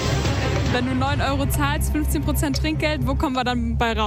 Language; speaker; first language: German; native; German